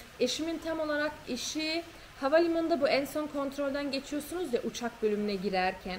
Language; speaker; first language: Turkish; early bilingual, heritage; Turkish